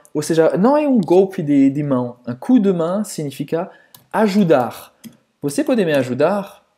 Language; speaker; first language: Portuguese; non-native, fluent; French